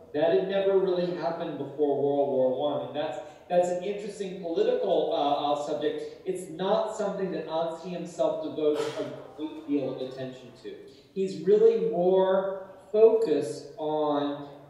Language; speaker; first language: English; native; English